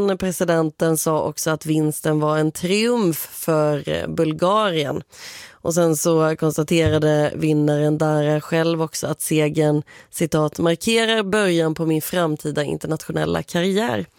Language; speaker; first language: Swedish; native; Swedish